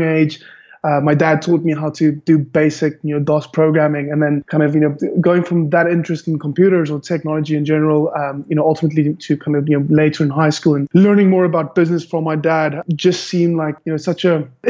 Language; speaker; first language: English; native; English